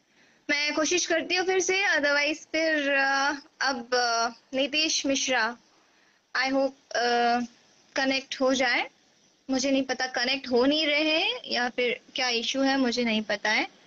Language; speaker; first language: Hindi; native; Hindi